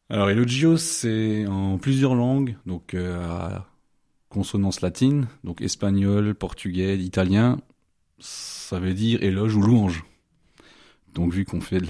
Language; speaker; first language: French; native; French